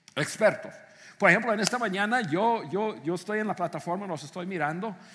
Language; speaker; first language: Spanish; non-native, fluent; English